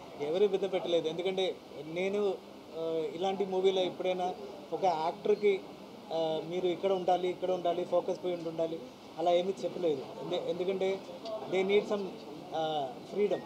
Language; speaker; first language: Telugu; non-native, fluent; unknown